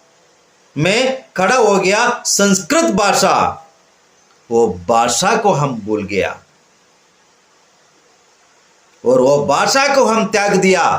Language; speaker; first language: Hindi; non-native, local second language; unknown